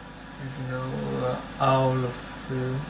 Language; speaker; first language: English; non-native, learner; Vietnamese